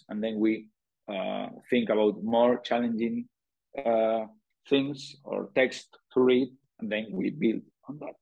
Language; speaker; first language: English; non-native, fluent; Spanish